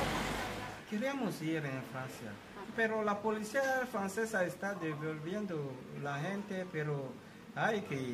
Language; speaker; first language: Spanish; non-native, learner; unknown